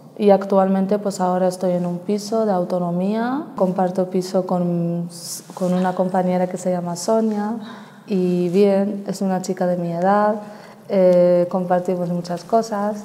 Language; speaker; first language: Spanish; early bilingual, other home language; Arabic